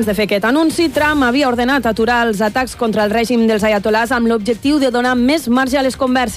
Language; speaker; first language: Catalan; native; Catalan